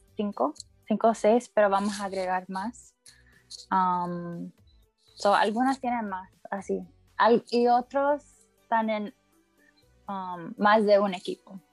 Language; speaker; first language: Spanish; early bilingual, heritage; Spanish